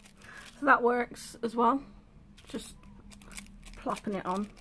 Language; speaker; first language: English; native; English